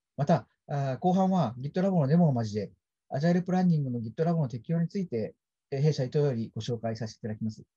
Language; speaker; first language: Japanese; native; Japanese